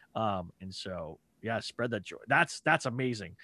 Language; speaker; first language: English; native; English